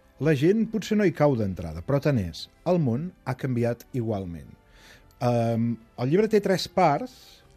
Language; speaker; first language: Catalan; native; Catalan